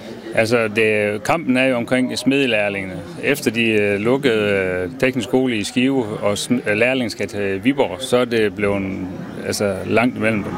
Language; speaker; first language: Danish; native; Danish